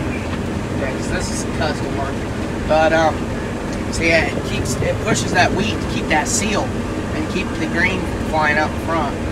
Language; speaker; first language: English; native; English